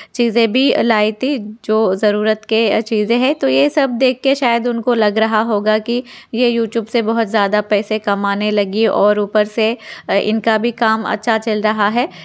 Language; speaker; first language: Hindi; non-native, local second language; Telugu